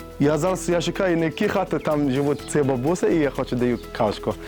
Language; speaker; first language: Ukrainian; non-native, learner; Arabic